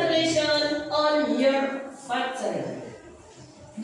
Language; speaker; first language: English; non-native, fluent; Indonesian